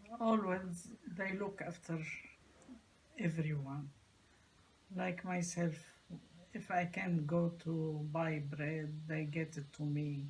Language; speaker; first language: English; non-native, learner; Arabic